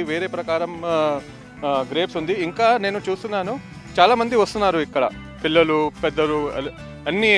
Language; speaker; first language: Telugu; non-native, local second language; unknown